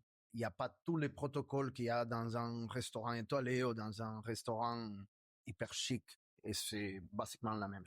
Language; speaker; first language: French; non-native, fluent; Spanish